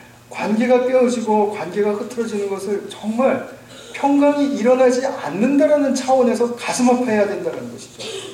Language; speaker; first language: Korean; native; Korean